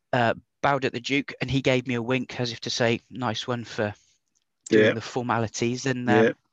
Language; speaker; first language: English; native; English